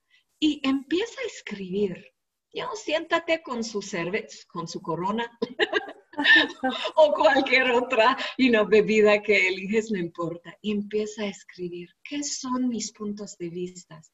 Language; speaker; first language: Spanish; non-native, learner; English